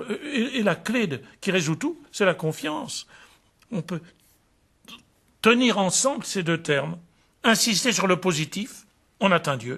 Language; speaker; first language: French; native; French